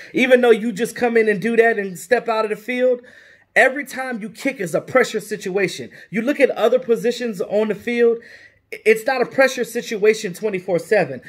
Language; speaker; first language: English; native; English